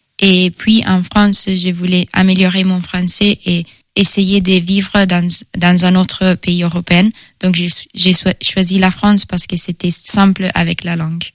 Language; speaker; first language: French; non-native, fluent; Italian